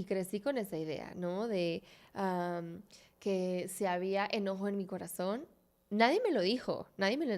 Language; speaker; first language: Spanish; native; Spanish